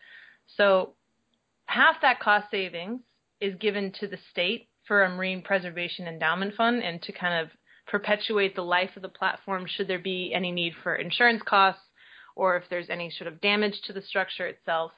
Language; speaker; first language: English; native; English